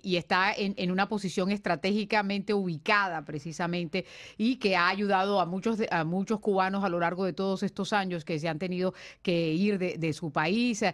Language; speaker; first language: Spanish; native; Spanish